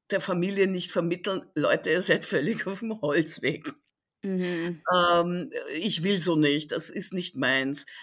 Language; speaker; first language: German; early bilingual, other home language; Russian